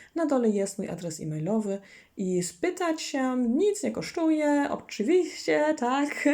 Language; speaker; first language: Polish; non-native, learner; German